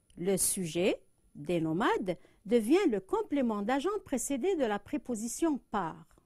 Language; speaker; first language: French; non-native, local second language; Arabic